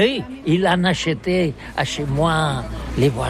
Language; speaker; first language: French; non-native, learner; Catalan